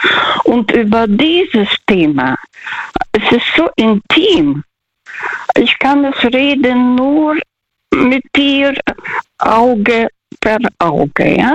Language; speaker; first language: German; non-native, fluent; Russian